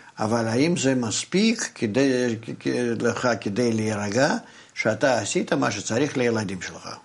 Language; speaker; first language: Hebrew; non-native, fluent; Russian